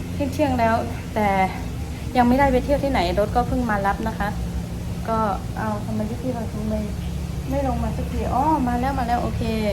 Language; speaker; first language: Thai; non-native, local second language; Shan